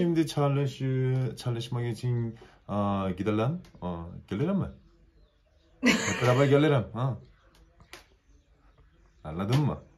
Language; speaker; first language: Turkish; non-native, learner; Korean